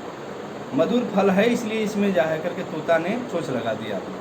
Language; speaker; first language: Hindi; native; Hindi